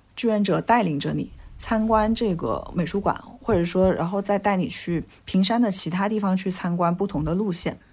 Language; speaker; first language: Chinese; native; Chinese